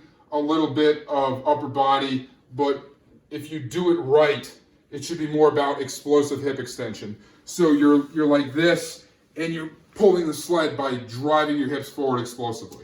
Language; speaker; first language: English; native; English